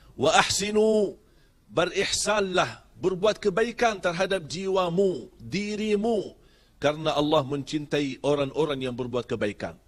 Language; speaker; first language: Malay; non-native, fluent; Arabic